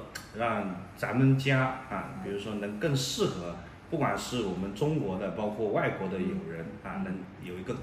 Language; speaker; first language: Chinese; native; Chinese